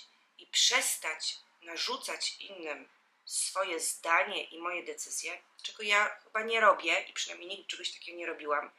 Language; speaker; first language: Polish; native; Polish